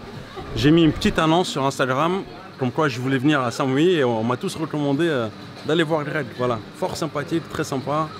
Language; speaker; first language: French; native; French